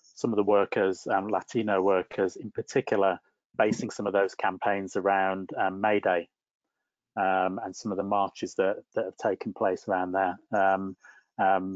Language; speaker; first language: English; native; English